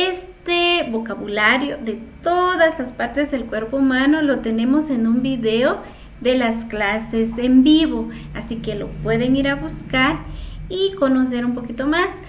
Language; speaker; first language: Spanish; non-native, local second language; Kʼicheʼ